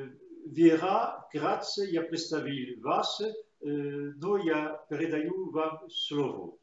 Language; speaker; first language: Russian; non-native, learner; French